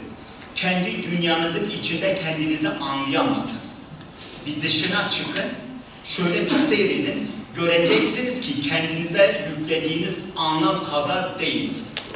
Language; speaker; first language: Turkish; native; Turkish